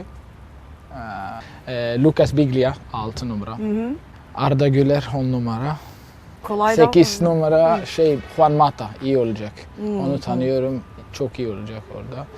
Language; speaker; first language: Turkish; non-native, learner; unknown